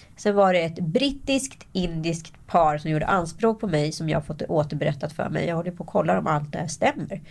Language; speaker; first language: Swedish; native; Swedish